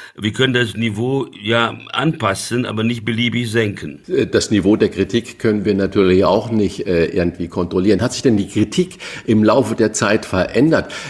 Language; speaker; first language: German; early bilingual, other home language; Portuguese